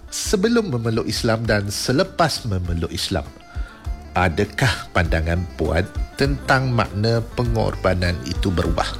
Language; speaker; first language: Malay; non-native, local second language; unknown